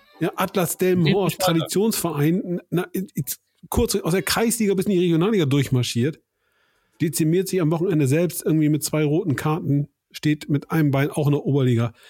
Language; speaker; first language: German; native; German